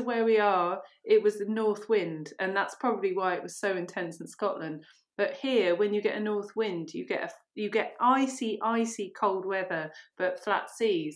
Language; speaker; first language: English; native; English